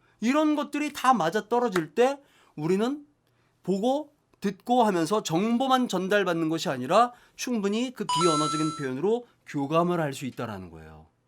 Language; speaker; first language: Korean; native; Korean